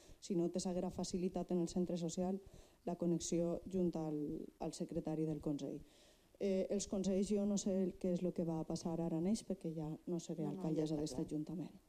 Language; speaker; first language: Catalan; non-native, local second language; Spanish